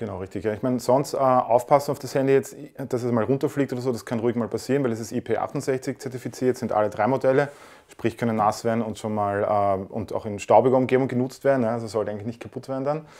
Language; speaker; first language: German; native; German